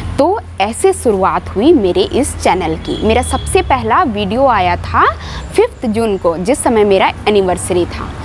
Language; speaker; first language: Hindi; native; Hindi